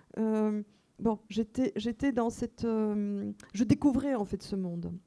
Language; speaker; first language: French; non-native, fluent; Russian